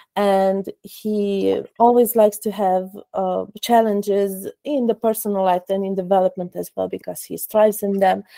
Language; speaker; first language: English; non-native, fluent; Romanian